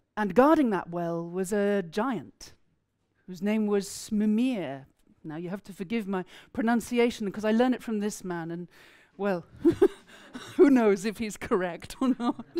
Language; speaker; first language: English; native; English